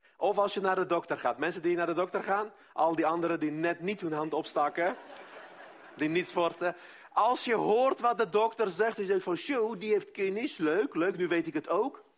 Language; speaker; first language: Dutch; non-native, fluent; Armenian